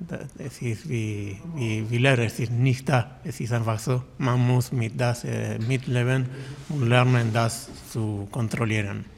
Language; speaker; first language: German; non-native, learner; Spanish